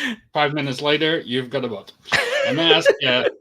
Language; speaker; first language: English; native; English